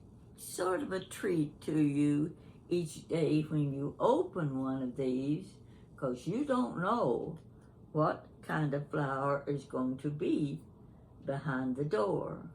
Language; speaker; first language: English; native; English